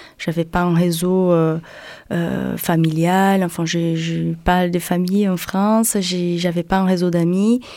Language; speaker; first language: French; non-native, fluent; Portuguese